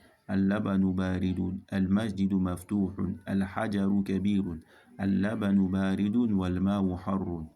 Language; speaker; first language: Arabic; non-native, fluent; French